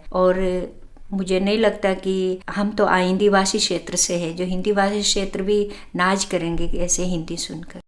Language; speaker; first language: Hindi; non-native, local second language; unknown